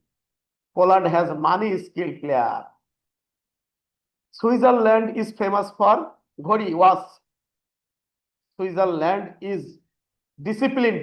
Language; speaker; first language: English; non-native, fluent; Bangla